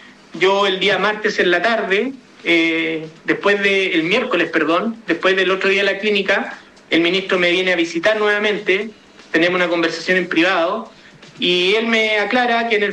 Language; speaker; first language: Spanish; native; Spanish